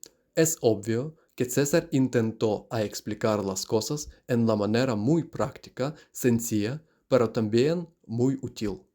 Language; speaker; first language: Spanish; non-native, learner; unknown